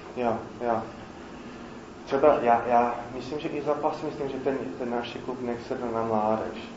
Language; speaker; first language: Czech; non-native, fluent; English